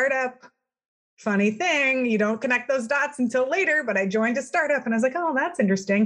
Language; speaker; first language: English; native; English